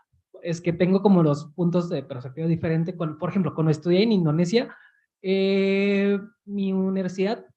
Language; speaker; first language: Spanish; early bilingual, heritage; Spanish